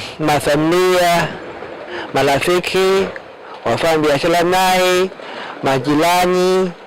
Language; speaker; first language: Swahili; non-native, learner; Chinese